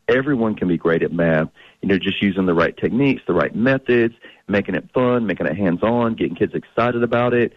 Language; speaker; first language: English; native; English